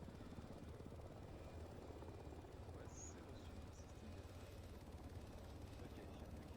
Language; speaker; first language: French; native; French